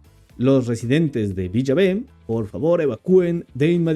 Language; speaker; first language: Spanish; non-native, fluent; English